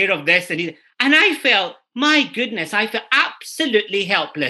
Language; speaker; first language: English; native; English